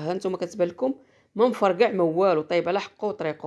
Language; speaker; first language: Arabic; native; Arabic